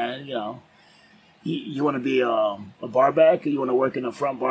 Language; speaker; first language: English; native; English